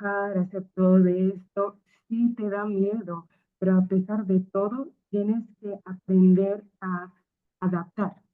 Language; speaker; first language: Spanish; non-native, fluent; Akan